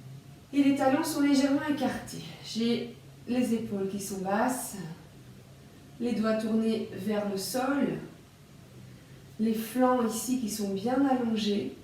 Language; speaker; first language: French; native; French